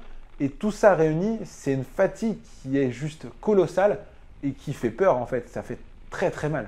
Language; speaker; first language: French; native; French